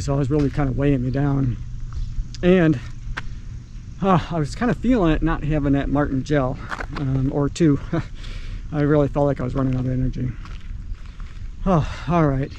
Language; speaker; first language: English; native; English